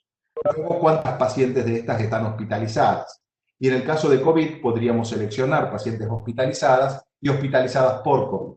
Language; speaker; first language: Spanish; native; Spanish